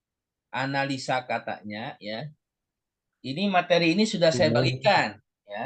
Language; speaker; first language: Indonesian; native; Indonesian